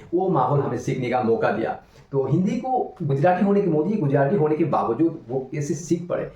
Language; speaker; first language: Hindi; non-native, local second language; Bangla